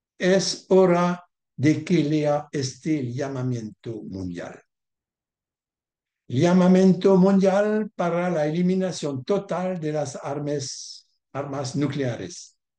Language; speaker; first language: Spanish; non-native, learner; French